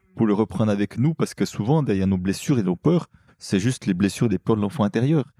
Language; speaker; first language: French; native; French